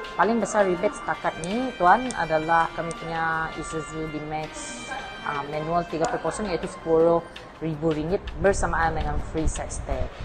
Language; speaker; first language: Malay; non-native, local second language; Iban